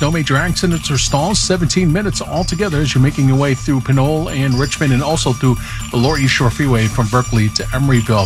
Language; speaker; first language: English; native; English